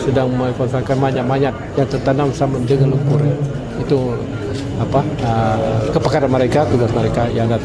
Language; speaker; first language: Indonesian; non-native, local second language; Achinese